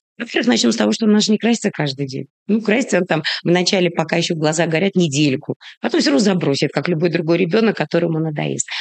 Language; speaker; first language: Russian; native; Russian